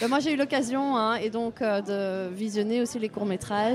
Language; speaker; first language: French; native; French